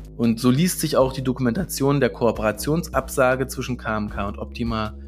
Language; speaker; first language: German; native; German